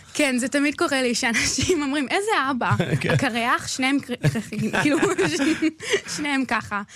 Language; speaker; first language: Hebrew; early bilingual, other home language; English